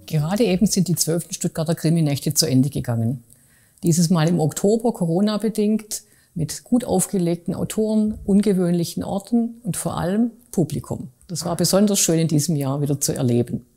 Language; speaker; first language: German; native; German